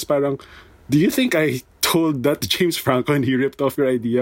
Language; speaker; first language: English; non-native, local second language; Filipino